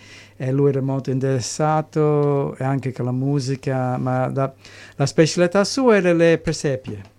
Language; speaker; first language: Italian; early bilingual, heritage; English